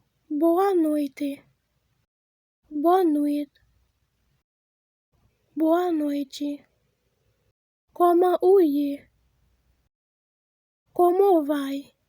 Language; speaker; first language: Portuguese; non-native, fluent; Haitian Creole